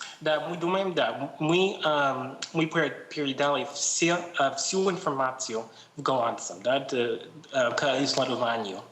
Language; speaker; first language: Russian; non-native, learner; English